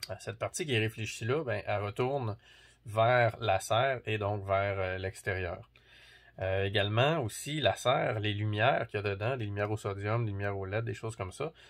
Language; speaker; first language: French; native; French